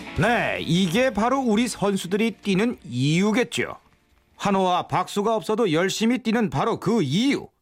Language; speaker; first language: Korean; native; Korean